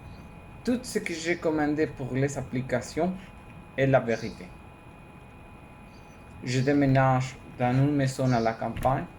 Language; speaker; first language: French; non-native, learner; Spanish